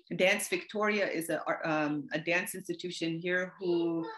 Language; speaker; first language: English; native; English